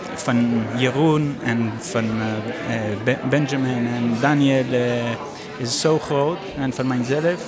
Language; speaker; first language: Dutch; non-native, learner; Hebrew